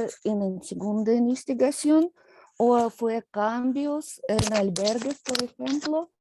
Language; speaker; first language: Spanish; non-native, learner; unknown